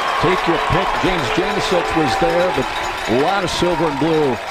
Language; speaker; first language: English; native; English